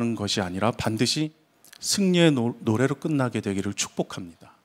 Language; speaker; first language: Korean; native; Korean